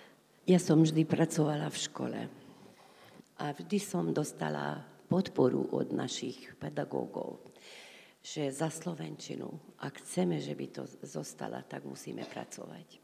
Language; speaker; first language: Slovak; non-native, local second language; Hungarian